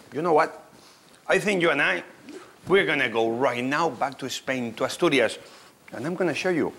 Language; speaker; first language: English; non-native, fluent; Spanish